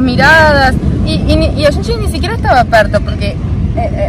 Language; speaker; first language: Portuguese; non-native, learner; Spanish